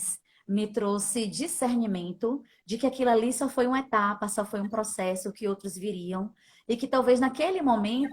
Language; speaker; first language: Portuguese; native; Portuguese